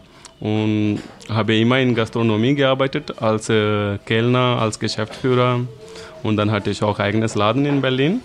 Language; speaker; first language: German; non-native, fluent; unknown